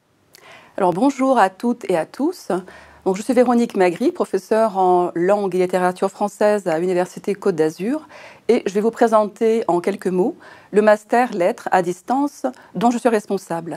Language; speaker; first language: French; native; French